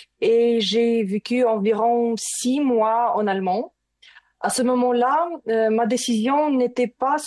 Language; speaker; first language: French; non-native, learner; Ukrainian